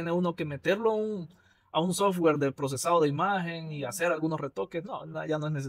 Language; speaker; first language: Spanish; native; Spanish